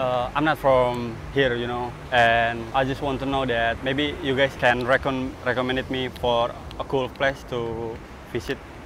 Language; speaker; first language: English; non-native, learner; Indonesian